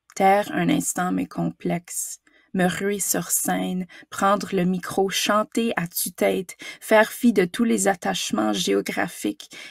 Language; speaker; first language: French; native; French